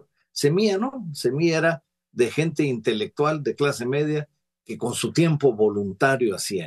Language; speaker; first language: Spanish; native; Spanish